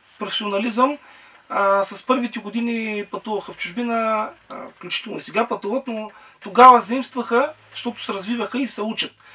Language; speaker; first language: Bulgarian; native; Bulgarian